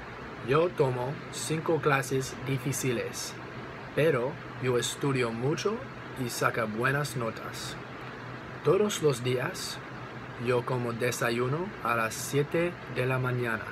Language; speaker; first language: Spanish; non-native, learner; English